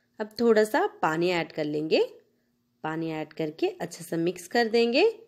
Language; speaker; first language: Hindi; non-native, local second language; Telugu